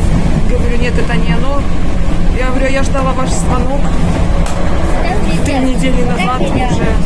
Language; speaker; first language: Russian; native; Russian